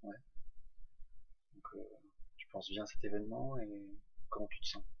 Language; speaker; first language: French; native; French